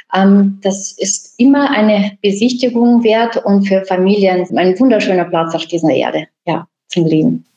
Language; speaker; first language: German; early bilingual, other home language; Russian